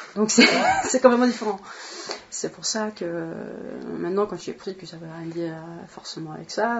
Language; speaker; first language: French; non-native, fluent; Swedish